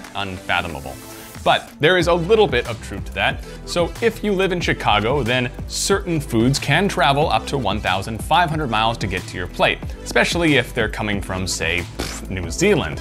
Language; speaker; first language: English; native; English